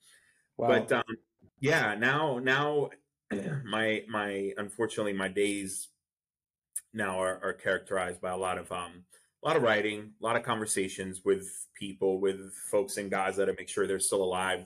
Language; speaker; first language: English; non-native, fluent; Arabic